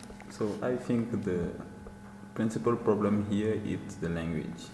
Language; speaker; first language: English; non-native, learner; Wolof